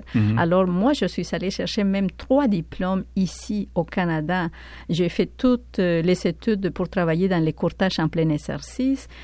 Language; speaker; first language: French; non-native, fluent; Spanish